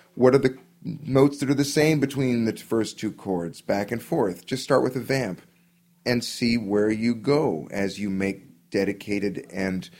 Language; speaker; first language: English; native; English